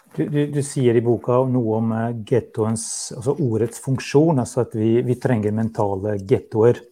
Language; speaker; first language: Norwegian; non-native, fluent; Albanian